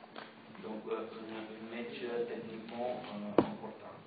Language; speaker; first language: French; non-native, fluent; Italian